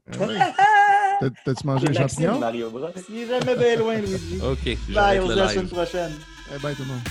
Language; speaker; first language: French; native; French